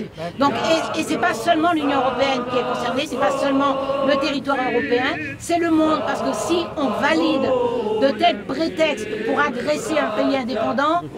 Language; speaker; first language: French; native; French